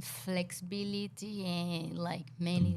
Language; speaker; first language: English; non-native, learner; Portuguese